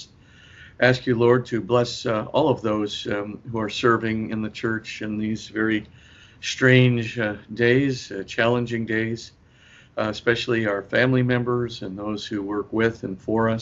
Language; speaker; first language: English; native; English